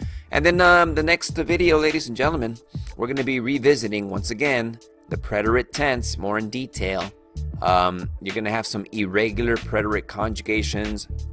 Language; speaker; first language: English; native; English